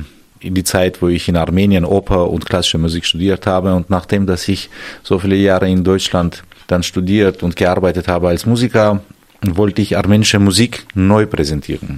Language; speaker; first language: German; non-native, fluent; Armenian